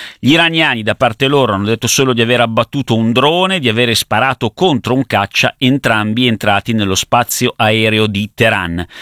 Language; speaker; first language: Italian; native; Italian